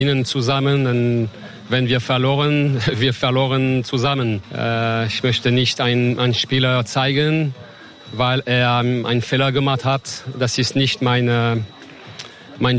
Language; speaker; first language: German; non-native, learner; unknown